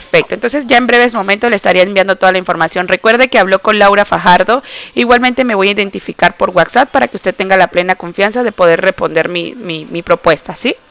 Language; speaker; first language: Spanish; native; Spanish